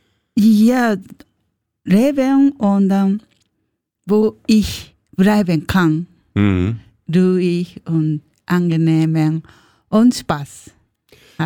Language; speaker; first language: German; non-native, learner; Japanese